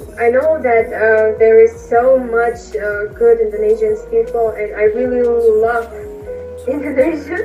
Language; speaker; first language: English; non-native, learner; Russian